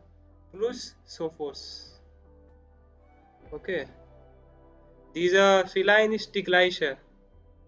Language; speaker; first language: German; non-native, learner; Spanish